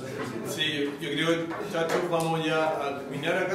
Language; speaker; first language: Spanish; native; Spanish